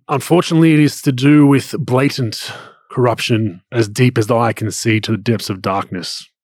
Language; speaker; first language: English; native; English